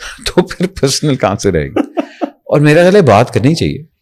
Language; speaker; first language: Hindi; non-native, local second language; Punjabi